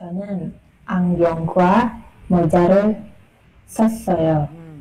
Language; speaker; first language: Korean; non-native, learner; Indonesian